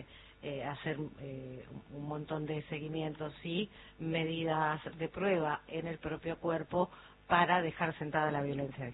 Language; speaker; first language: Spanish; native; Spanish